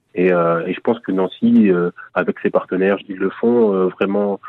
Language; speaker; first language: French; native; French